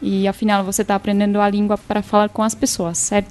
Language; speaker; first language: Portuguese; non-native, fluent; Czech